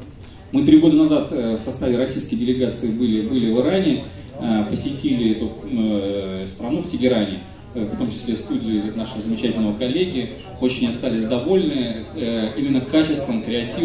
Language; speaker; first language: Russian; native; Russian